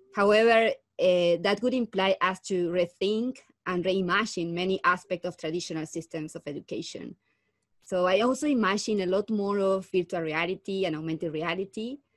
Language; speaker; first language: English; non-native, fluent; Spanish